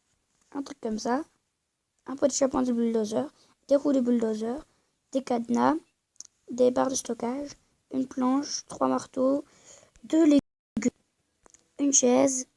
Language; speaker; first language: French; native; French